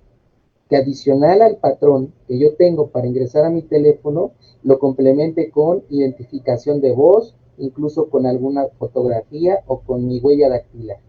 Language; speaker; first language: Spanish; native; Spanish